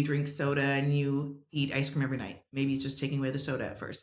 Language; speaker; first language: English; native; English